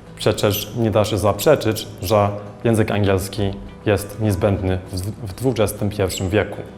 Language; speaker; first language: Polish; non-native, fluent; English